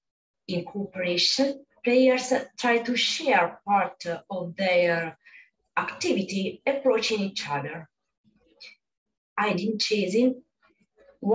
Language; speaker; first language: English; non-native, fluent; Italian